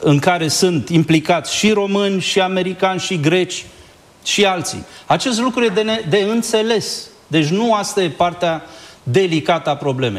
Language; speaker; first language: Romanian; native; Romanian